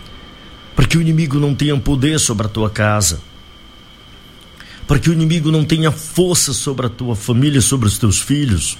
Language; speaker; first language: Portuguese; native; Portuguese